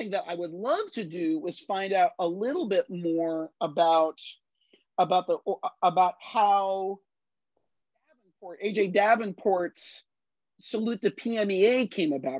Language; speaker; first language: English; native; English